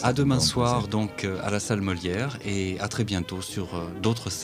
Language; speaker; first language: French; native; French